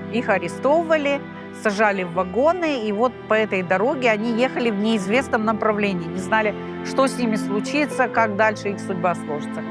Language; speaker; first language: Russian; non-native, local second language; Gagauz